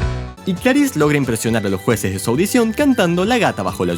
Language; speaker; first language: Spanish; native; Spanish